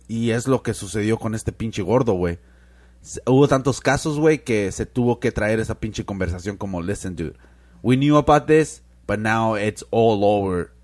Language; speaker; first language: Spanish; early bilingual, heritage; Spanish